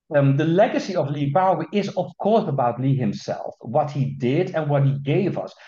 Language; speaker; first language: English; non-native, fluent; Dutch